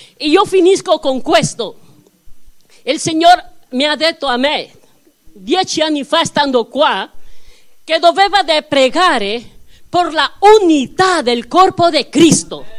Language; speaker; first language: Italian; non-native, learner; Spanish